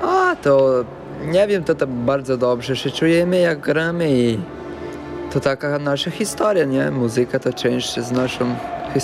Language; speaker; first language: Polish; early bilingual, heritage; Portuguese